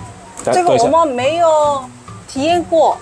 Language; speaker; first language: Chinese; non-native, fluent; Korean